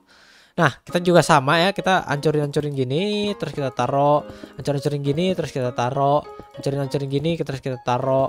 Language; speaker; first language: Indonesian; native; Indonesian